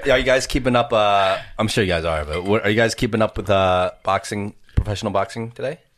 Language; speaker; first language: English; early bilingual, other home language; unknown